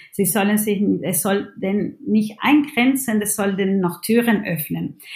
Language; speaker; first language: German; non-native, fluent; Spanish